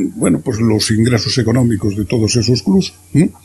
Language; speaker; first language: Spanish; native; Spanish